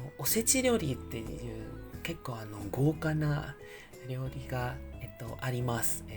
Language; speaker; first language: Japanese; non-native, fluent; Indonesian